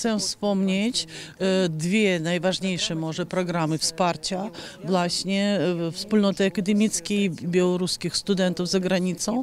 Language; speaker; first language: Polish; non-native, fluent; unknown